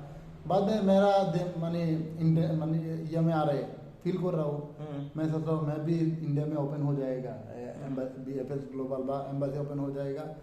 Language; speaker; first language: Hindi; non-native, learner; Bangla